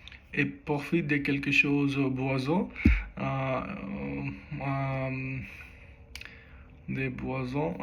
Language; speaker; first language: French; non-native, learner; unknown